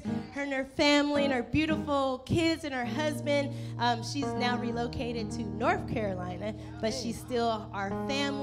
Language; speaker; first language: English; native; English